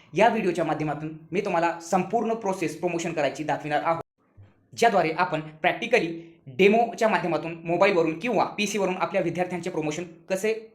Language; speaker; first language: Marathi; non-native, local second language; Urdu